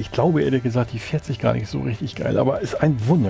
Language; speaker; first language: German; native; German